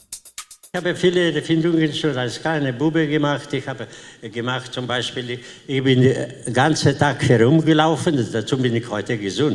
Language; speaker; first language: German; non-native, learner; Slovenian